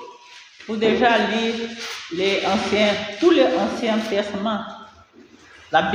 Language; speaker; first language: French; non-native, learner; Portuguese